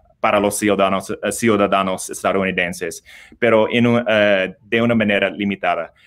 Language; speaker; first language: Spanish; non-native, learner; English